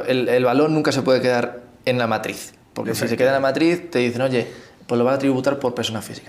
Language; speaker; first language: Spanish; native; Spanish